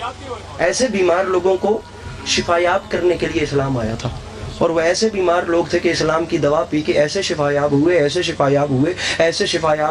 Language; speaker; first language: Urdu; native; Urdu